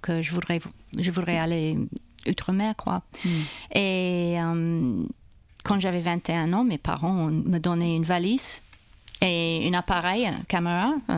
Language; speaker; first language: French; non-native, fluent; English